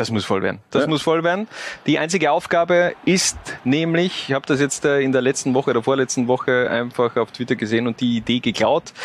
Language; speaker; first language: German; native; German